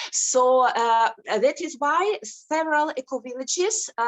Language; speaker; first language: English; non-native, fluent; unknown